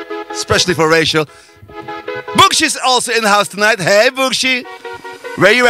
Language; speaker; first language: English; non-native, fluent; Dutch